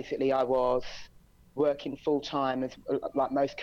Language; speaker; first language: English; native; English